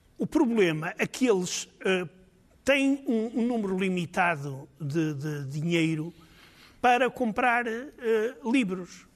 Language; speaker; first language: Portuguese; native; Portuguese